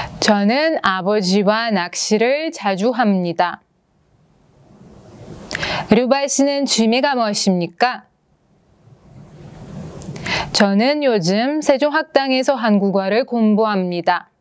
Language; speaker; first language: Korean; non-native, fluent; Russian